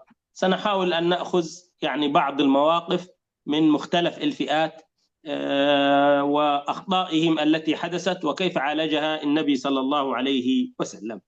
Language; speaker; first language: Arabic; native; Arabic